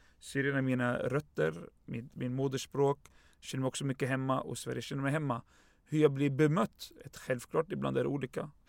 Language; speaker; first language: Swedish; early bilingual, other home language; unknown